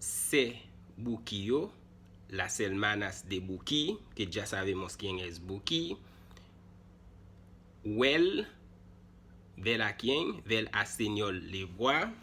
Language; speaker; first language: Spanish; non-native, fluent; Haitian Creole